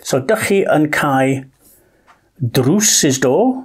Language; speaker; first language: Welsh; non-native, learner; English